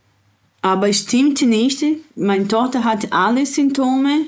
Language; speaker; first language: German; non-native, learner; Portuguese